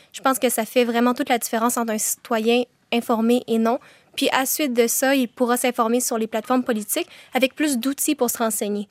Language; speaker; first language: French; native; French